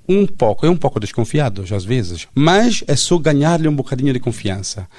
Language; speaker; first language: Portuguese; non-native, fluent; Italian